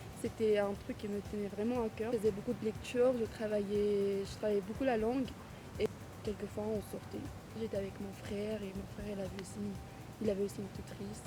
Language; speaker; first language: French; non-native, fluent; Arabic